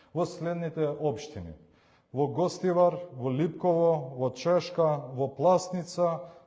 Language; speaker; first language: Macedonian; non-native, local second language; Albanian